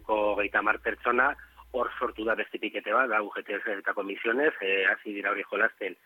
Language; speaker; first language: Basque; native; Basque